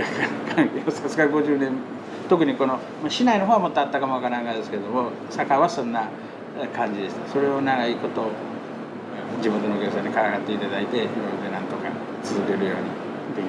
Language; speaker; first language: Japanese; native; Japanese